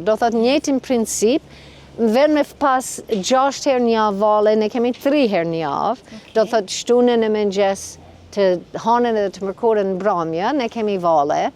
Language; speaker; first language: Albanian; non-native, fluent; English